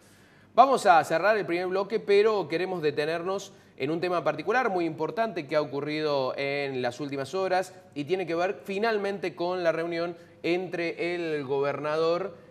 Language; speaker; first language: Spanish; native; Spanish